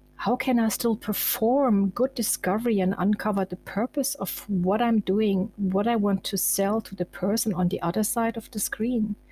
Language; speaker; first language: English; non-native, fluent; German